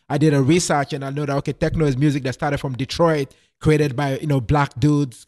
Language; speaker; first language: English; non-native, local second language; Yoruba